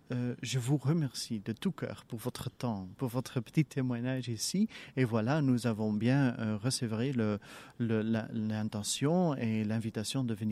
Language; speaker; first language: French; non-native, local second language; Dutch